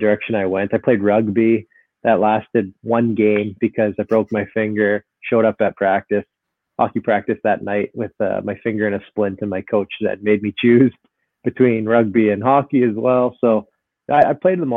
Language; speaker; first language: English; native; English